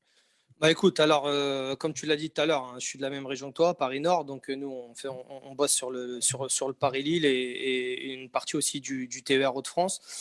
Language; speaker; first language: French; native; French